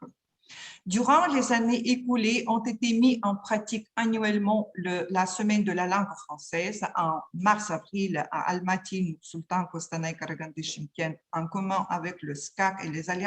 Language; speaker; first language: French; non-native, fluent; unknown